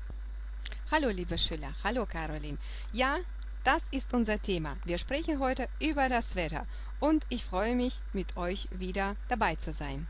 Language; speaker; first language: German; non-native, fluent; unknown